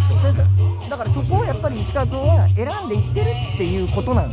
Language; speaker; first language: Japanese; native; Japanese